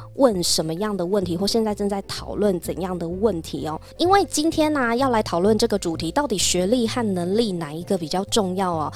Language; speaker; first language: Chinese; native; Chinese